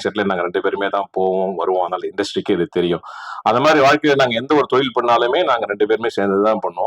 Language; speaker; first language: Tamil; native; Tamil